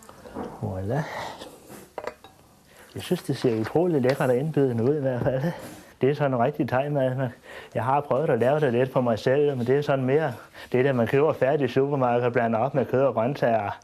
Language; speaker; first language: Danish; native; Danish